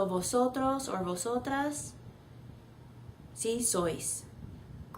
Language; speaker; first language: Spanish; non-native, fluent; English